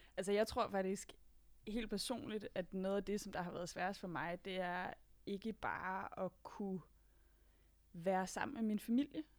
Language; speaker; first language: Danish; native; Danish